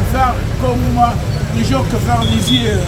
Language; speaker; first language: French; non-native, learner; Arabic